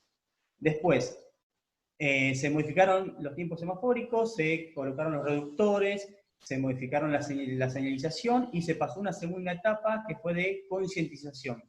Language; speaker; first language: Spanish; native; Spanish